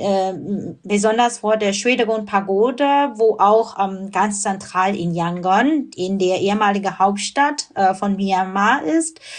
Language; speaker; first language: German; non-native, fluent; Burmese